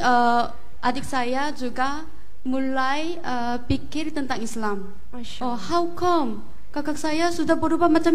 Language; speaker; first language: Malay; non-native, fluent; Korean